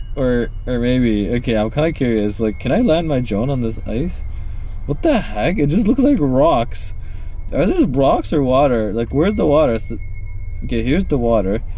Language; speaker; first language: English; native; English